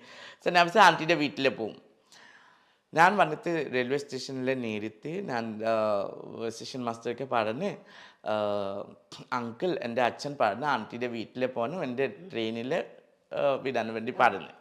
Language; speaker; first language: Malayalam; non-native, learner; Assamese